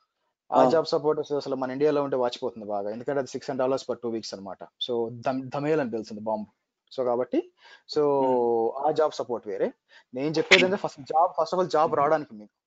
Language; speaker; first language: Telugu; native; Telugu